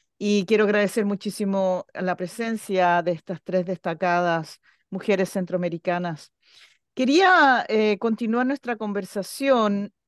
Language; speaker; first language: Spanish; native; Spanish